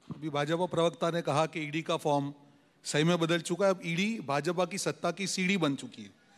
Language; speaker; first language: Hindi; non-native, local second language; Gujarati